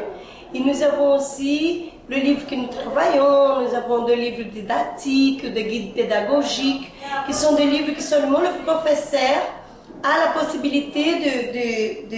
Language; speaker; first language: French; non-native, fluent; Portuguese